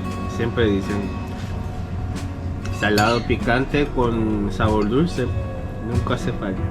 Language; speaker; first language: Spanish; non-native, fluent; Korean